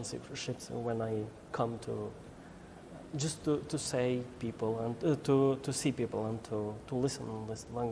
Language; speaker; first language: English; non-native, learner; Albanian